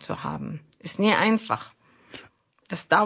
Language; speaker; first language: German; non-native, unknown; Arabic